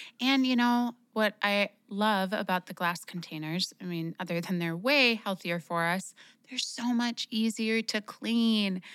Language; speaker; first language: English; native; English